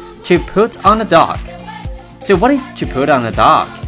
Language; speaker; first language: English; non-native, fluent; Chinese